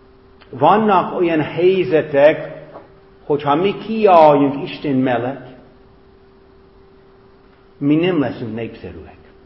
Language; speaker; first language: Hungarian; non-native, fluent; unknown